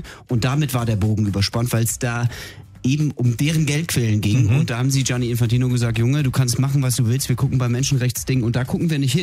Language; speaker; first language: German; native; German